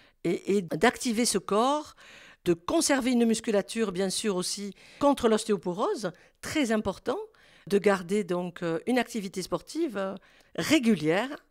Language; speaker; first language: French; native; French